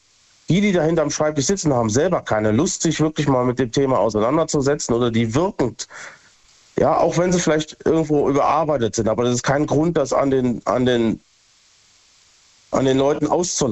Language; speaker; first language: German; native; German